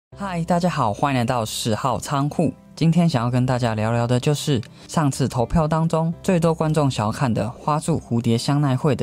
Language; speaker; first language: Chinese; native; Chinese